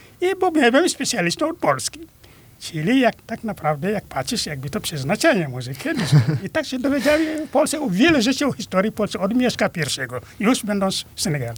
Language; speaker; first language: Polish; non-native, fluent; Fula